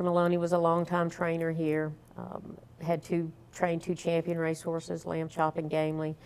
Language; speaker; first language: English; native; English